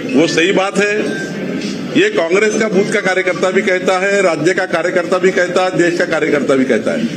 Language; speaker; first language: Hindi; non-native, local second language; Marathi